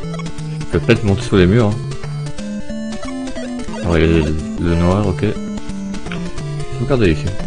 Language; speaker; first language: French; native; French